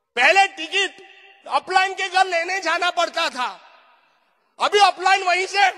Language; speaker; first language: Hindi; non-native, local second language; Gujarati